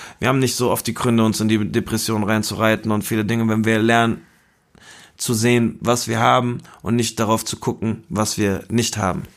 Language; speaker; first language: German; early bilingual, other home language; Spanish